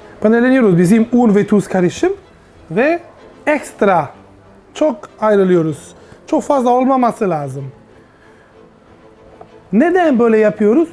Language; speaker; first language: Turkish; non-native, learner; Italian